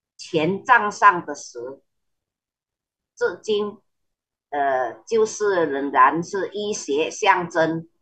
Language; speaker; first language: Chinese; early bilingual, heritage; Chinese